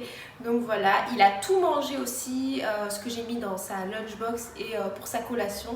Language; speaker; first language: French; native; French